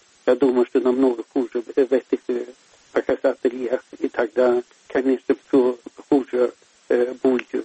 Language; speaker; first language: Russian; non-native, fluent; Swedish